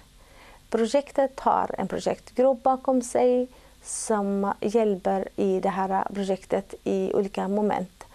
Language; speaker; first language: Swedish; non-native, fluent; Arabic